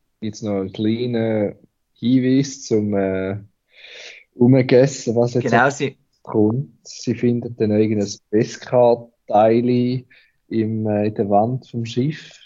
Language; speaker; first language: German; native; German